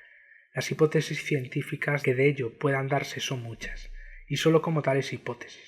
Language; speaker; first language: Spanish; native; Spanish